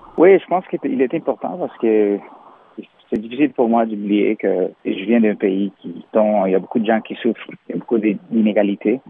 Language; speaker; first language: French; non-native, fluent; Spanish